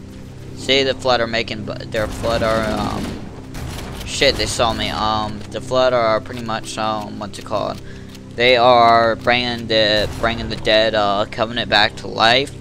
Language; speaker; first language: English; native; English